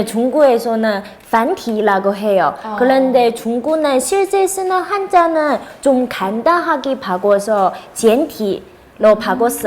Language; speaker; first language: Korean; non-native, fluent; Chinese